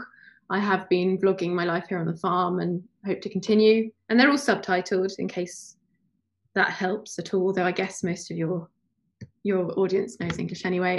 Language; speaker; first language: English; native; English